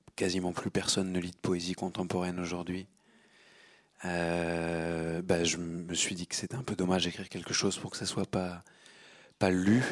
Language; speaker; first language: French; native; French